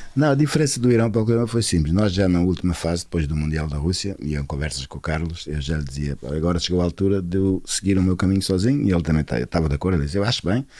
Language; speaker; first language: Portuguese; non-native, local second language; Kabuverdianu